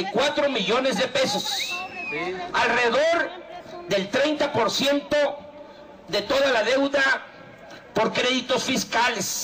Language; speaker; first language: Spanish; native; Spanish